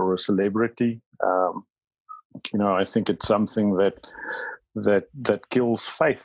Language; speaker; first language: English; non-native, local second language; Afrikaans